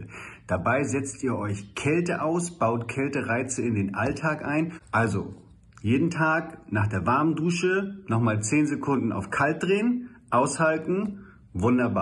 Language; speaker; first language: German; native; German